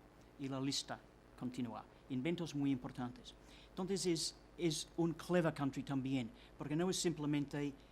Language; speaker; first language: Spanish; non-native, fluent; English